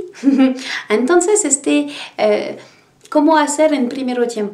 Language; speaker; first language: Spanish; non-native, learner; French